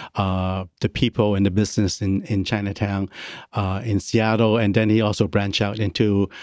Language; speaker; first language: English; non-native, local second language; Cantonese